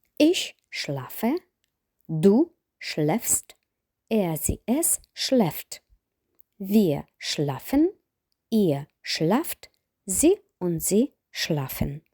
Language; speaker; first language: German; non-native, fluent; Ukrainian